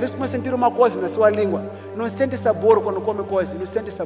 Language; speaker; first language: Portuguese; non-native, local second language; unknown